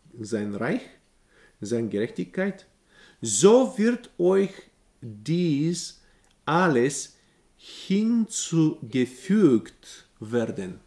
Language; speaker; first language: German; non-native, learner; Bulgarian